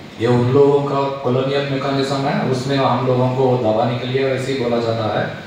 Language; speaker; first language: Hindi; non-native, local second language; Telugu